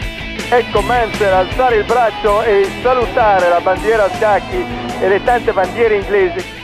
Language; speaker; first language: Italian; native; Italian